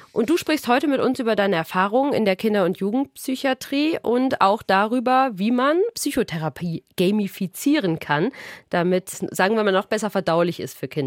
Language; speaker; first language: German; native; German